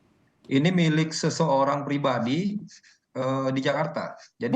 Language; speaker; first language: Indonesian; native; Indonesian